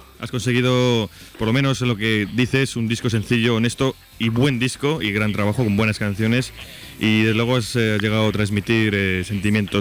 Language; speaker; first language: Spanish; native; Spanish